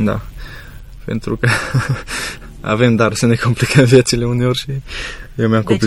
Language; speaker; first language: Romanian; native; Romanian